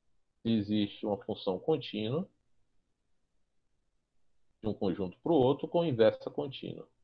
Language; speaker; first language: Portuguese; native; Portuguese